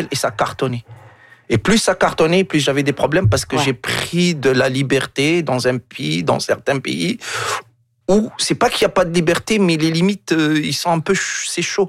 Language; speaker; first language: French; non-native, local second language; Arabic